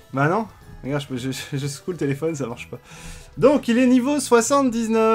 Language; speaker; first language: French; native; French